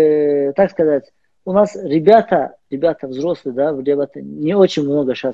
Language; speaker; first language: Russian; non-native, learner; Azerbaijani